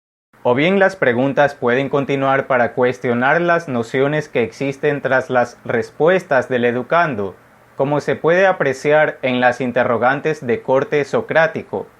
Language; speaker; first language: Spanish; native; Spanish